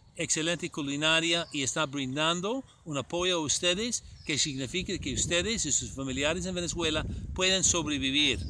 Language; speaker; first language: Spanish; non-native, fluent; English